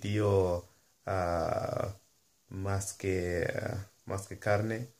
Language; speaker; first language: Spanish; non-native, learner; English